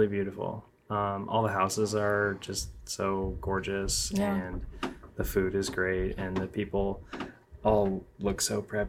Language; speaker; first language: English; native; English